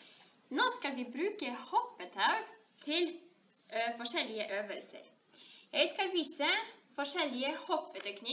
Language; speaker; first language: Norwegian; non-native, fluent; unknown